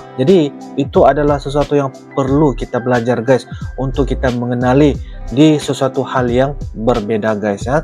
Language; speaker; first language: Malay; native; Malay